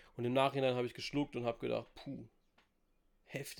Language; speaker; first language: German; native; German